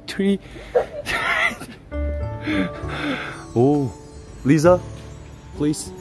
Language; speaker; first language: English; non-native, learner; Korean